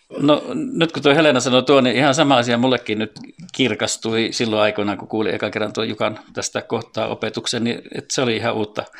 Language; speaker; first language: Finnish; native; Finnish